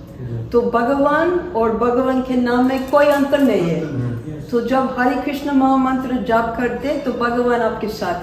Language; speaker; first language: Hindi; non-native, fluent; English